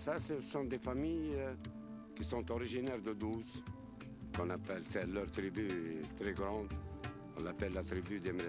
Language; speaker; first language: French; non-native, local second language; Arabic